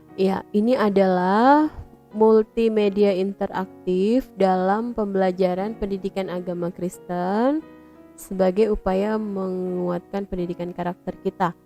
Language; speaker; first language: Indonesian; native; Indonesian